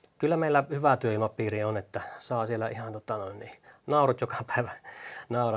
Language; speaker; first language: Finnish; native; Finnish